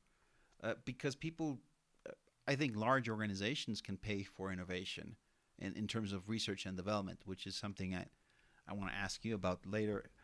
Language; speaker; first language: English; non-native, fluent; Spanish